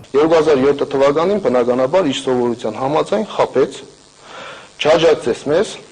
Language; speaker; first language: Armenian; native; Armenian